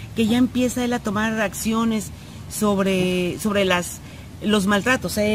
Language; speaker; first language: Spanish; native; Spanish